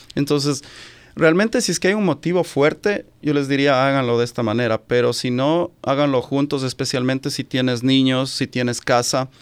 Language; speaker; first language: Spanish; native; Spanish